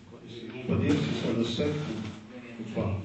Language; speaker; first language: French; non-native, learner; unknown